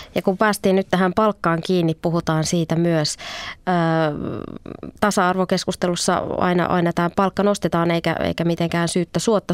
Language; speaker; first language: Finnish; native; Finnish